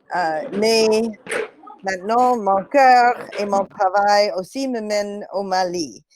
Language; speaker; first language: French; non-native, fluent; English